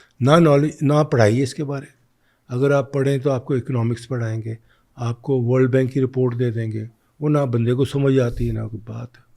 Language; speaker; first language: Urdu; non-native, local second language; Punjabi